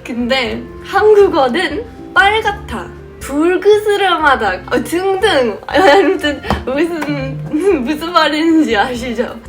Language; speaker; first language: Korean; non-native, fluent; English